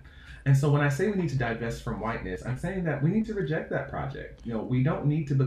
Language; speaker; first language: English; native; English